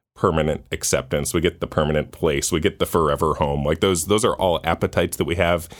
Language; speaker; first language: English; native; English